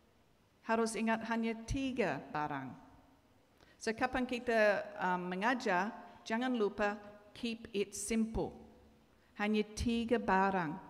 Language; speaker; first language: Indonesian; non-native, learner; English